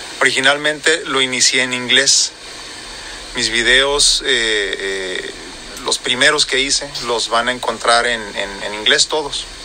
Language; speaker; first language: Spanish; native; Spanish